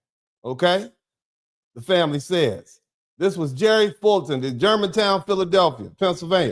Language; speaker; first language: English; native; English